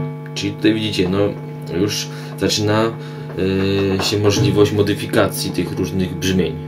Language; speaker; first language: Polish; native; Polish